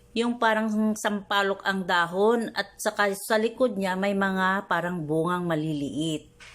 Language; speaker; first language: Filipino; non-native, local second language; Iloko